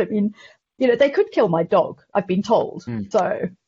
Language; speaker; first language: English; native; English